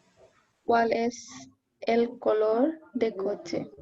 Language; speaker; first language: Spanish; non-native, learner; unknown